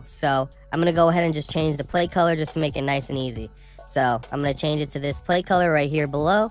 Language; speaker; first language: English; native; English